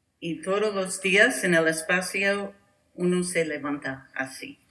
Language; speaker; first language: Spanish; non-native, learner; English